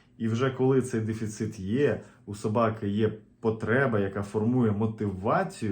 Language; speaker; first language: Ukrainian; native; Ukrainian